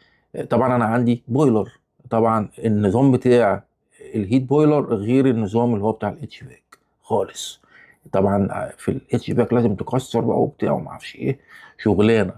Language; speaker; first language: Arabic; native; Arabic